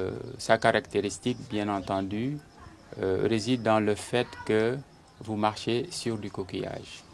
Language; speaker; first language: French; non-native, local second language; Serer